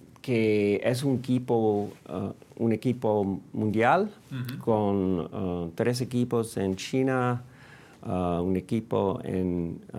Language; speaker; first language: Spanish; non-native, fluent; English